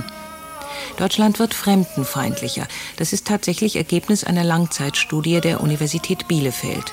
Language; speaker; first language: German; native; German